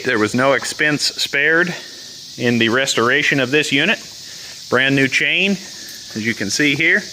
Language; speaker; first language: English; native; English